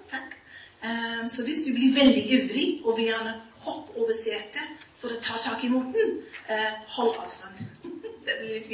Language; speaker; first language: Norwegian; non-native, fluent; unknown